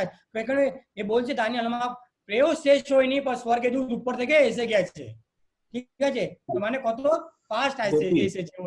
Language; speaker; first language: Bangla; non-native, local second language; Hindi